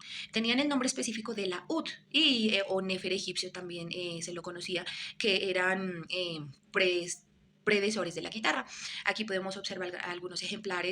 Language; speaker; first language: Spanish; native; Spanish